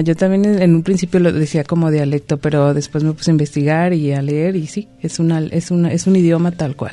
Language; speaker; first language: Spanish; non-native, local second language; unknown